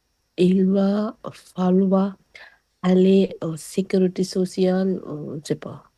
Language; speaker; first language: French; non-native, learner; Sinhala